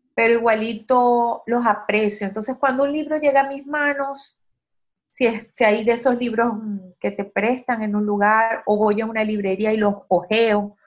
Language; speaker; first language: Spanish; native; Spanish